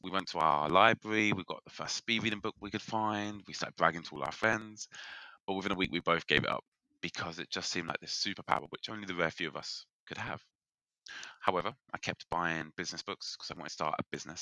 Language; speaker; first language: English; native; English